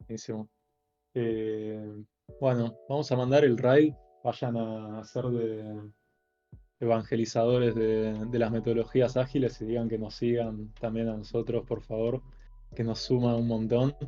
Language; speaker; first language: Spanish; native; Spanish